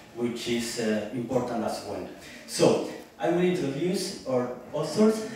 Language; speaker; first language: English; non-native, learner; Spanish